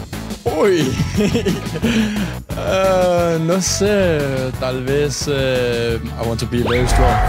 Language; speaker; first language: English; non-native, fluent; Danish